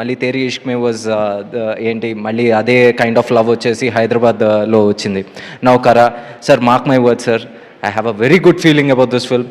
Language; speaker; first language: Telugu; native; Telugu